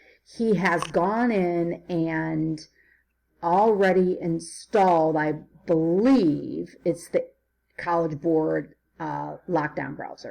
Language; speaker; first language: English; native; English